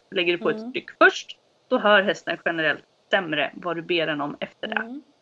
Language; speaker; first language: Swedish; native; Swedish